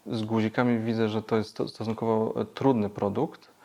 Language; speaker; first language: Polish; native; Polish